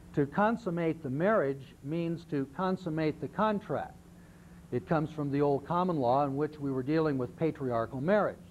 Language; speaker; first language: English; native; English